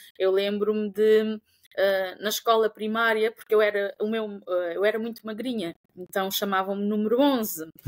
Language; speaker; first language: Portuguese; non-native, local second language; Kabuverdianu